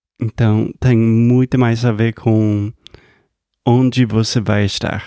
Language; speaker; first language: Portuguese; non-native, fluent; English